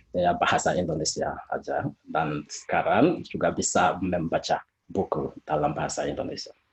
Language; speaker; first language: Indonesian; non-native, fluent; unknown